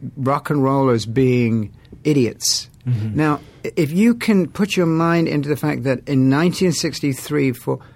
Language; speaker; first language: English; native; English